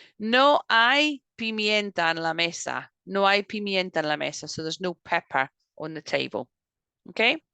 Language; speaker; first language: Spanish; non-native, fluent; English